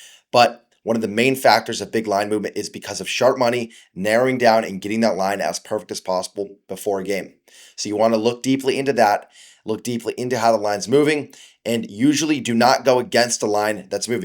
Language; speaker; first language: English; native; English